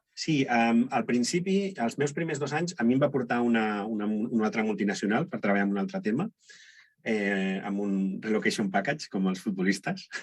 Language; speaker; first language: Catalan; native; Catalan